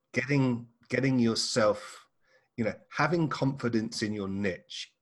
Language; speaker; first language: English; native; English